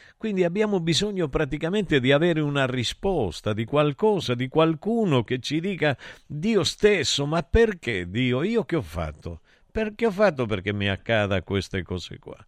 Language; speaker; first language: Italian; native; Italian